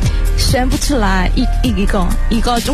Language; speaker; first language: Chinese; non-native, learner; Korean